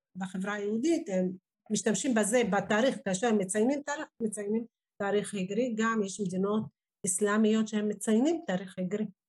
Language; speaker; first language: Hebrew; non-native, local second language; Arabic